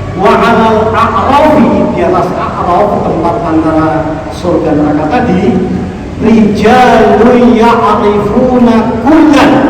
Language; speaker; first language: Indonesian; non-native, local second language; Javanese